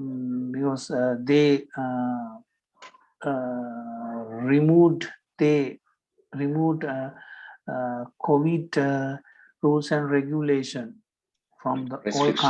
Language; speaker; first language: English; non-native, learner; Sinhala